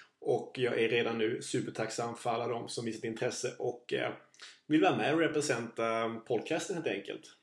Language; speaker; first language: Swedish; native; Swedish